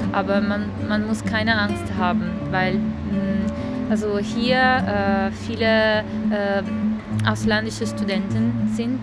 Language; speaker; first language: German; non-native, fluent; Italian